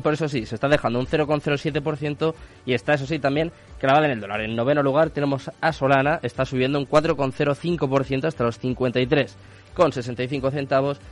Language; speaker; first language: Spanish; native; Spanish